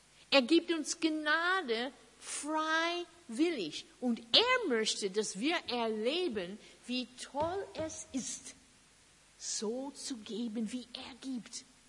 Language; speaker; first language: German; non-native, fluent; English